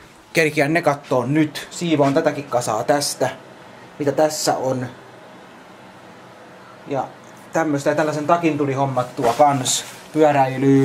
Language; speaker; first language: Finnish; native; Finnish